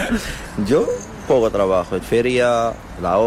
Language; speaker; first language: Spanish; non-native, learner; Arabic